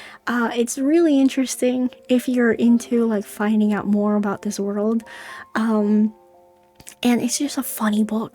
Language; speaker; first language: English; native; English